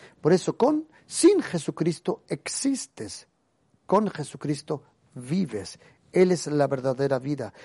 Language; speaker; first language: Spanish; early bilingual, heritage; Spanish